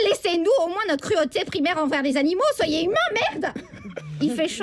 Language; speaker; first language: French; native; French